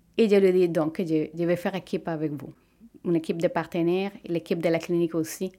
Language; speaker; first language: French; non-native, fluent; Spanish